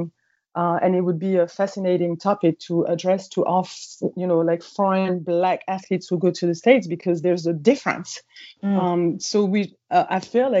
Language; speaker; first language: English; non-native, fluent; French